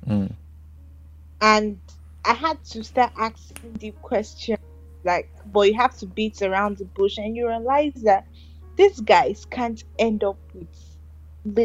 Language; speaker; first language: English; non-native, local second language; Igbo